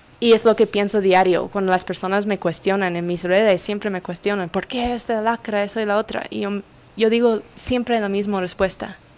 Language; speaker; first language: Spanish; non-native, fluent; English